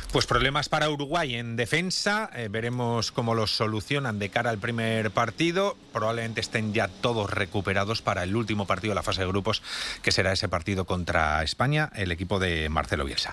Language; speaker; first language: Spanish; native; Spanish